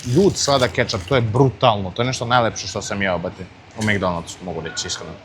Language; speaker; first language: Bosnian; early bilingual, heritage; Bosnian